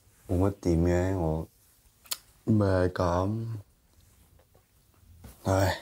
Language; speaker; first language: Korean; non-native, fluent; Cantonese